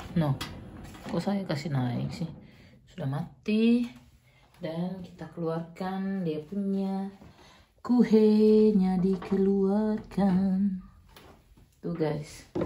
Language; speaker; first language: Indonesian; non-native, local second language; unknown